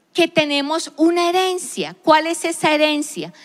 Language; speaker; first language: Spanish; native; Spanish